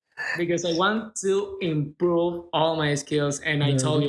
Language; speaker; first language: English; non-native, learner; Spanish